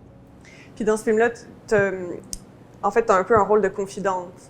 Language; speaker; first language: French; native; French